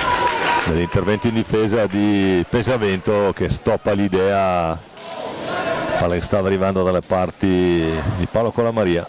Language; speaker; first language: Italian; native; Italian